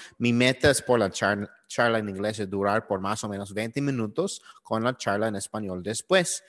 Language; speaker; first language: Spanish; non-native, learner; English